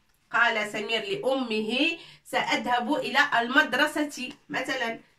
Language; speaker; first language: Arabic; non-native, fluent; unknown